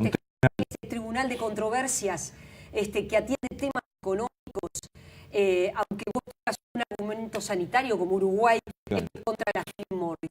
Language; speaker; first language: Spanish; native; Spanish